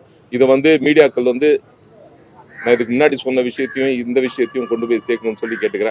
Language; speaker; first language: Tamil; native; Tamil